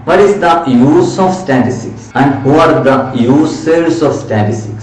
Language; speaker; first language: English; non-native, local second language; Malayalam